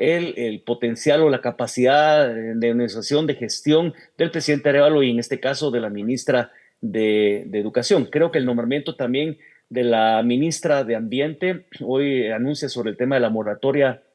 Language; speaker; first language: Spanish; native; Spanish